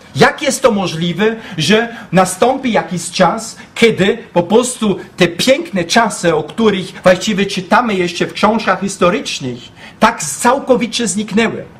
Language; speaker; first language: Polish; non-native, fluent; German